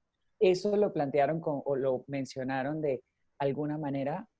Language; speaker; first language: Spanish; native; Spanish